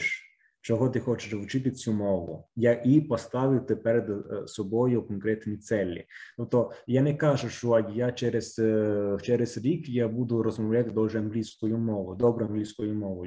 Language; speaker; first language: Ukrainian; non-native, fluent; Italian